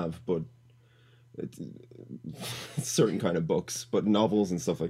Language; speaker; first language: English; native; English